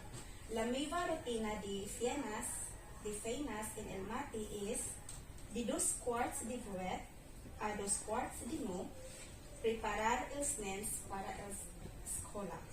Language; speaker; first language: Catalan; non-native, learner; Filipino